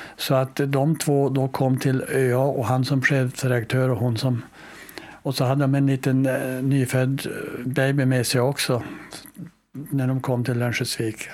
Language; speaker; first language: Swedish; native; Swedish